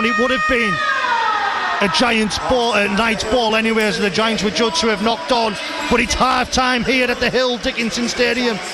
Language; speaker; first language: English; native; English